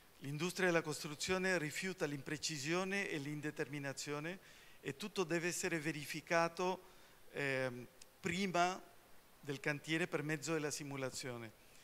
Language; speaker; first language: Italian; early bilingual, heritage; Spanish